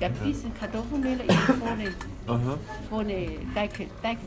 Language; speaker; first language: German; non-native, learner; Chinese